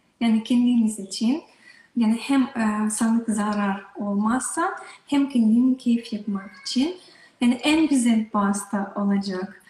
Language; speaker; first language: Turkish; non-native, learner; Russian